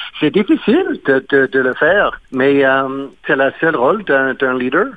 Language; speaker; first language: French; non-native, fluent; English